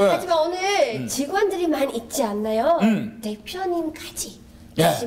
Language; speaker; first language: Korean; non-native, learner; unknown